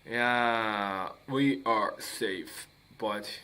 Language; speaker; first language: English; non-native, learner; Japanese